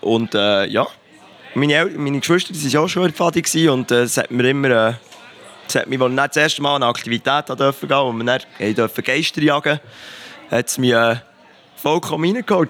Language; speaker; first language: German; native; German